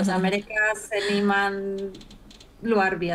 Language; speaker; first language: Indonesian; non-native, fluent; Spanish